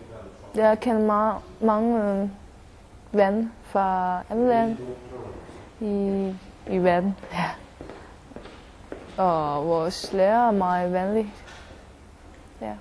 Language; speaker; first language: Danish; non-native, learner; Chinese